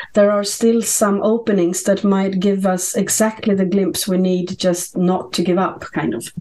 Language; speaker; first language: English; non-native, fluent; Swedish